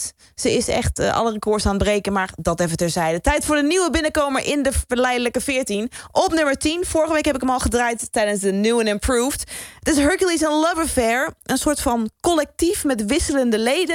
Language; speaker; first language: Dutch; native; Dutch